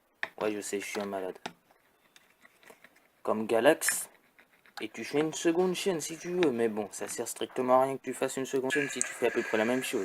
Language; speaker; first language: French; native; French